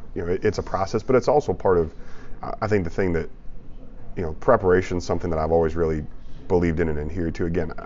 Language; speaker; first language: English; native; English